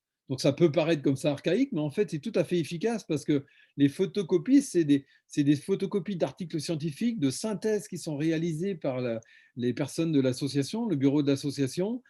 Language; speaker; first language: French; native; French